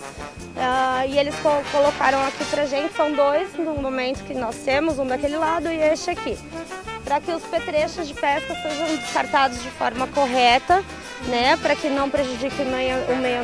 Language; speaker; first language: Portuguese; native; Portuguese